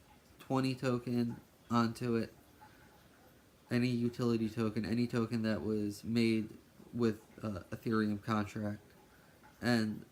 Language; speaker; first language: English; native; English